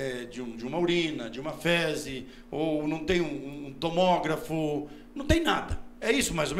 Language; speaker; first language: Portuguese; native; Portuguese